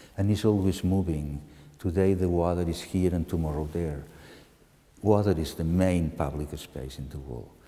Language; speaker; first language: English; non-native, fluent; Catalan